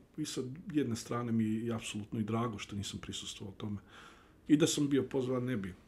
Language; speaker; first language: Bosnian; early bilingual, heritage; Bosnian